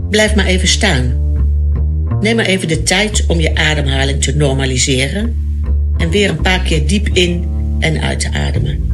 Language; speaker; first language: Dutch; native; Dutch